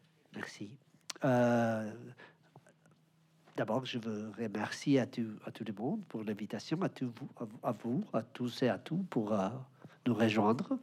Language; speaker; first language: French; non-native, learner; Spanish